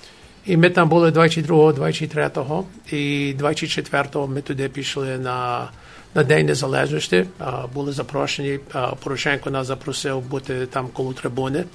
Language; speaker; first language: Ukrainian; early bilingual, heritage; Ukrainian